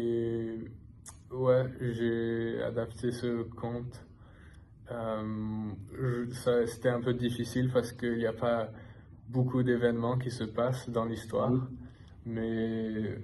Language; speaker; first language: French; non-native, fluent; English